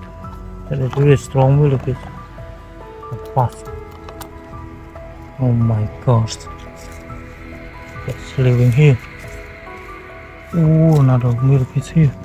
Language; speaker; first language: English; non-native, learner; Khmer